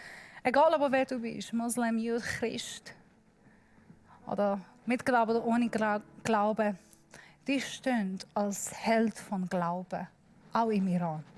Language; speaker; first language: German; non-native, learner; Persian